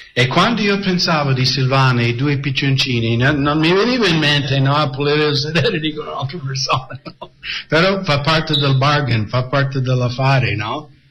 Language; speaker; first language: Italian; non-native, fluent; English